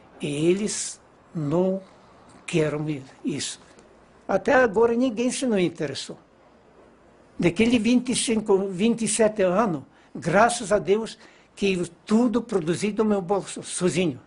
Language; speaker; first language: Portuguese; non-native, fluent; Ukrainian